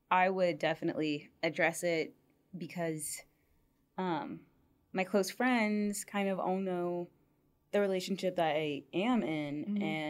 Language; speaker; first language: English; native; English